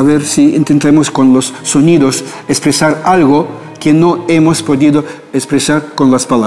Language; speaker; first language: Spanish; non-native, fluent; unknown